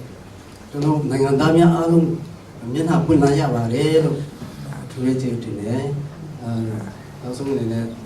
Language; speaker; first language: Burmese; non-native, local second language; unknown